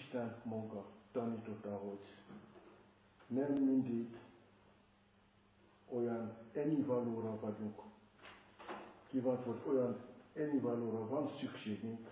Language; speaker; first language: Hungarian; non-native, fluent; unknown